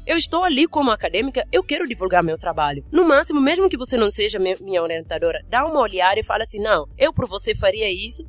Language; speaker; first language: Portuguese; non-native, fluent; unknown